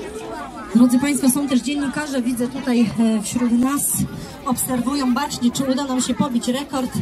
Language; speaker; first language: Polish; native; Polish